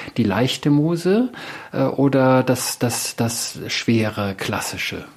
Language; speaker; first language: German; native; German